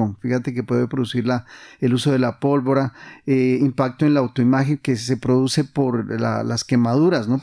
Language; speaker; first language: Spanish; native; Spanish